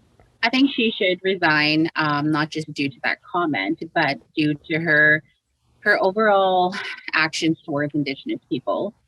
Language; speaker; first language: English; native; English